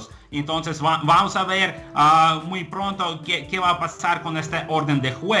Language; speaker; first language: Spanish; non-native, fluent; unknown